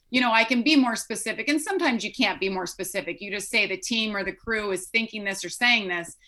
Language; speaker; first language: English; native; English